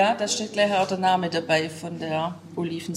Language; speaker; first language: German; native; German